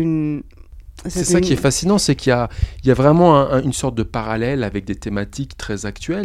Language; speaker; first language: French; native; French